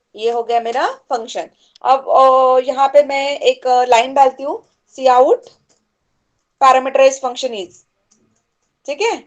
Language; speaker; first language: Hindi; non-native, local second language; Marathi